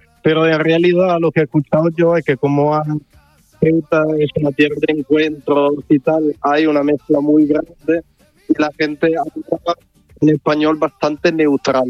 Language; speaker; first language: Spanish; non-native, fluent; Italian